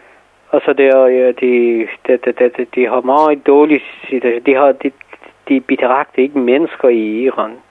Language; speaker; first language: Danish; non-native, fluent; Persian